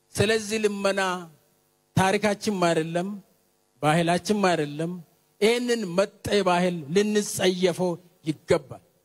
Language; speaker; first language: Amharic; non-native, local second language; Oromo